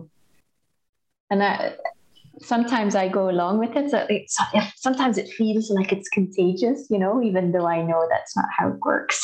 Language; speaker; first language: English; non-native, fluent; Dutch